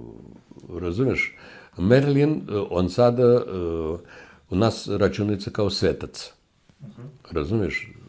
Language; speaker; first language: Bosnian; non-native, learner; Russian